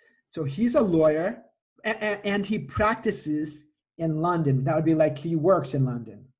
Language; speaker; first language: English; native; English